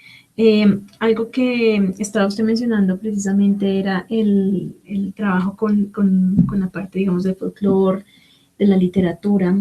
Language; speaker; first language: Spanish; native; Spanish